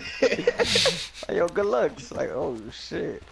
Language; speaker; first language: English; native; English